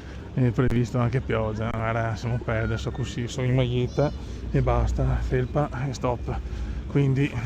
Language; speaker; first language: Italian; native; Italian